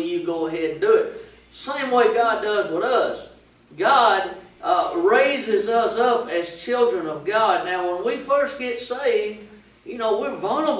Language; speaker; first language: English; native; English